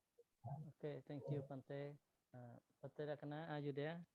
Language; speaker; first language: English; non-native, learner; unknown